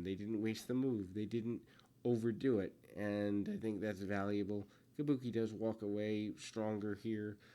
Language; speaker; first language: English; native; English